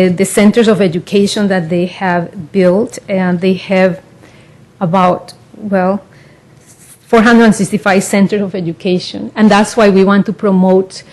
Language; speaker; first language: English; non-native, fluent; Spanish